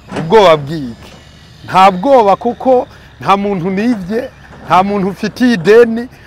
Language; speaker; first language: Rundi; early bilingual, heritage; Rundi